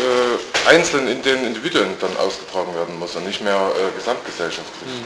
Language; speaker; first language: German; native; German